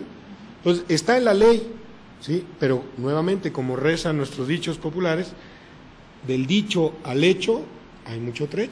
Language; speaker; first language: Spanish; native; Spanish